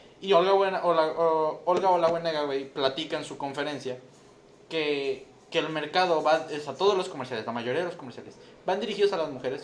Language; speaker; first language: Spanish; native; Spanish